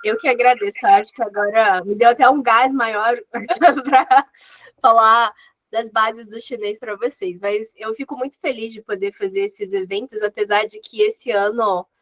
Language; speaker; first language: Portuguese; non-native, fluent; Chinese